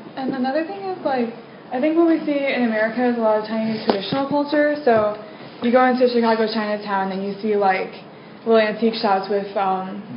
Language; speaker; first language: English; native; English